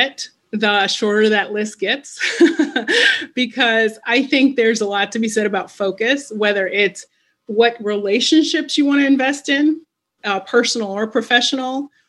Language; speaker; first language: English; non-native, fluent; Spanish